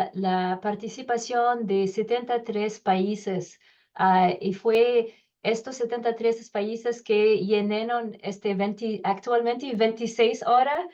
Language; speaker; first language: Spanish; non-native, learner; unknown